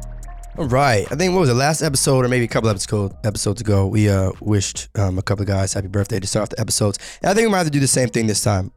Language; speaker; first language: English; native; English